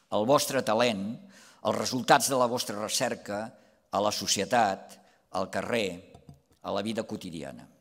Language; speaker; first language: Catalan; native; Catalan